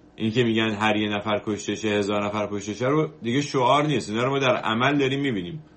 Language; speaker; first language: Persian; native; Persian